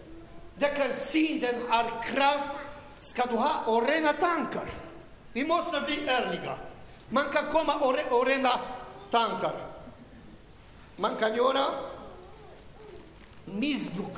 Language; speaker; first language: Swedish; non-native, learner; Romanian